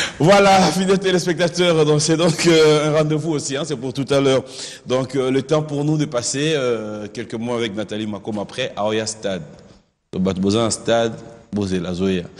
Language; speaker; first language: French; non-native, local second language; Lingala